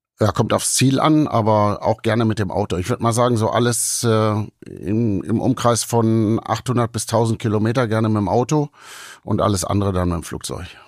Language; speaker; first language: German; native; German